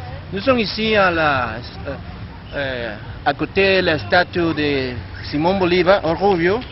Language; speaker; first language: French; non-native, learner; Spanish